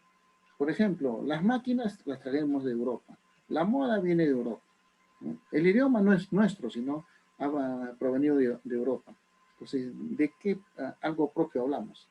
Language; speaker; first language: Spanish; native; Spanish